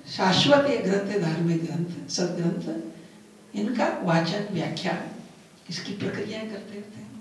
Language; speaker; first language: Hindi; non-native, local second language; Gujarati